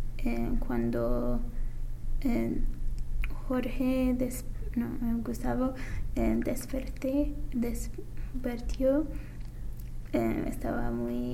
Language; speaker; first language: Spanish; non-native, learner; English